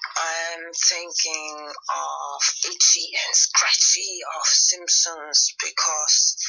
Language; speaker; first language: English; non-native, fluent; German